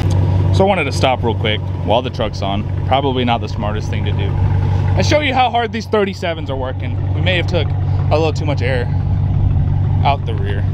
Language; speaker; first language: English; native; English